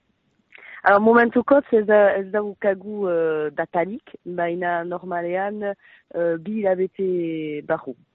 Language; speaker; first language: Basque; non-native, local second language; French